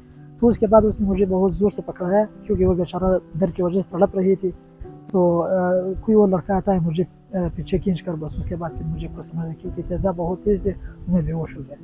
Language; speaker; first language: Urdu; non-native, local second language; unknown